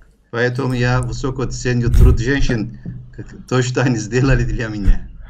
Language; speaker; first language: Russian; non-native, fluent; Turkish